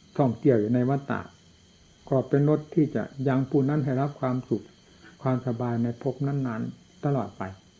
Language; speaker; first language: Thai; non-native, local second language; Northeastern Thai